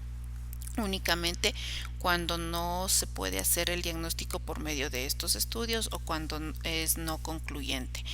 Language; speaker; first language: Spanish; native; Spanish